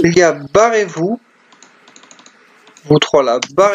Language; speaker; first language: French; native; French